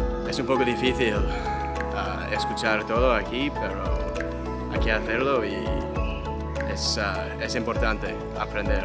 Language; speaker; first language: Spanish; non-native, fluent; English